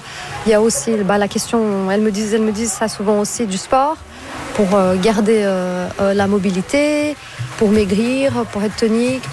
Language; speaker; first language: French; non-native, fluent; Portuguese